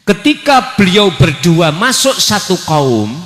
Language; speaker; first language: Indonesian; non-native, local second language; Javanese